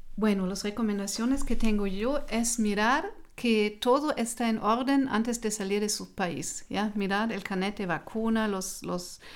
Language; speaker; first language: Spanish; non-native, fluent; German